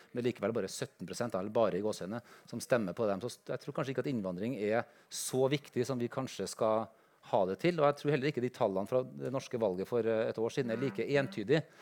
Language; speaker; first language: Norwegian; native; Norwegian